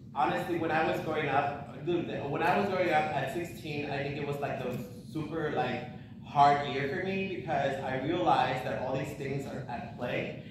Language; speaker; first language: English; early bilingual, other home language; Spanish